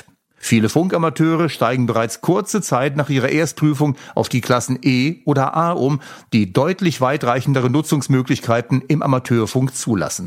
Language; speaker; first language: German; native; German